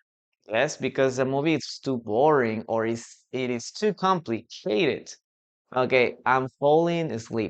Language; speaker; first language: English; non-native, fluent; Spanish